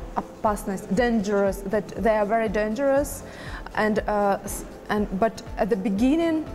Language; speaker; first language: English; non-native, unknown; Russian